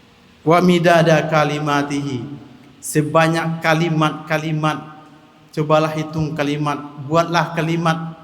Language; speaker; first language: Indonesian; native; Indonesian